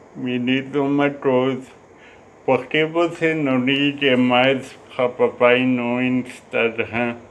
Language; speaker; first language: Portuguese; non-native, fluent; French